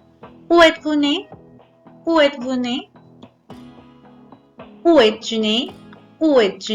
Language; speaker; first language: French; non-native, fluent; Spanish